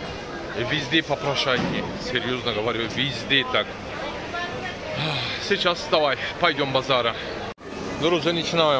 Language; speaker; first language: Russian; non-native, learner; Turkish